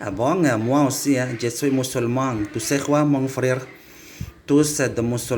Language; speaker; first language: French; non-native, learner; Indonesian